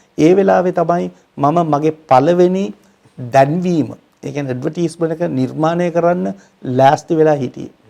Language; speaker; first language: Sinhala; non-native, local second language; Tamil